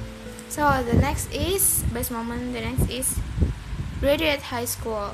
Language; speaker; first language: English; non-native, learner; Indonesian